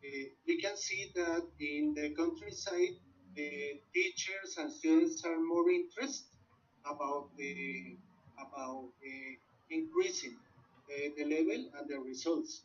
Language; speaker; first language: English; non-native, learner; Spanish